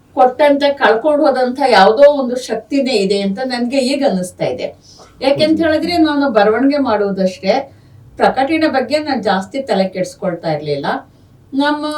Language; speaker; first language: Kannada; non-native, local second language; Urdu